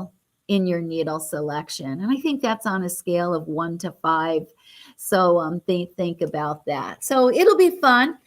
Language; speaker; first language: English; native; English